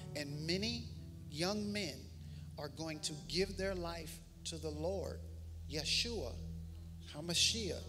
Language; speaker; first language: English; native; English